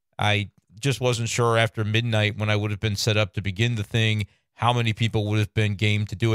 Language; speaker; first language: English; native; English